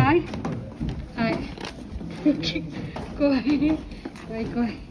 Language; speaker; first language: Japanese; non-native, learner; Filipino